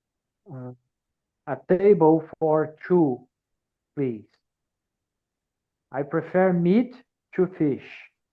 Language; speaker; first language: English; non-native, learner; Portuguese